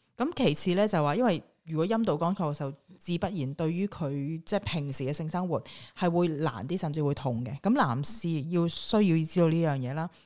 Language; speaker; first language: Cantonese; native; Cantonese